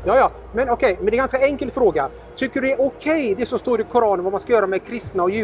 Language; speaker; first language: Swedish; native; Swedish